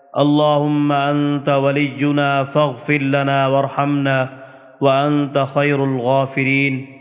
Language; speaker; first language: Urdu; native; Urdu